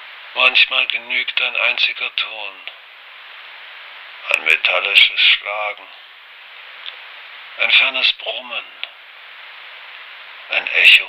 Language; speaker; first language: German; native; German